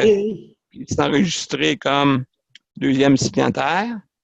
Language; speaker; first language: French; native; French